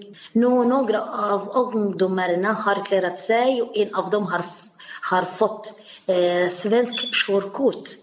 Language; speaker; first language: Swedish; non-native, learner; Arabic